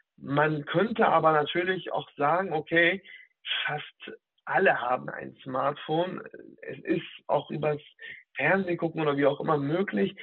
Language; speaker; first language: German; native; German